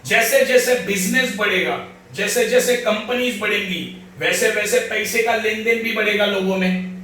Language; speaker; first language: Hindi; non-native, local second language; Marathi